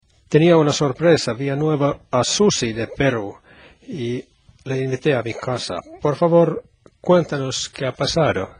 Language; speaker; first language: Spanish; non-native, learner; Finnish